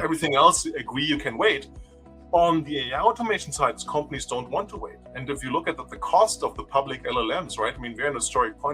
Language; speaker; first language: English; non-native, fluent; German